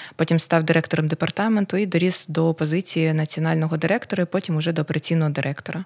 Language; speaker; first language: Ukrainian; non-native, local second language; Russian